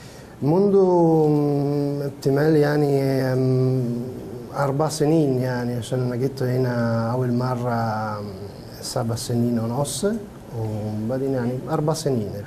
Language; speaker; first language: Arabic; non-native, learner; Italian